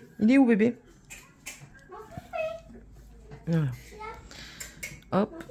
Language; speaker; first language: French; native; French